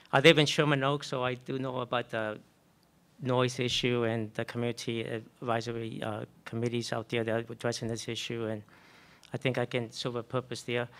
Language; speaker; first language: English; native; English